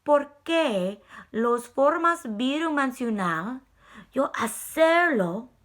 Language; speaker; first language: Spanish; non-native, learner; English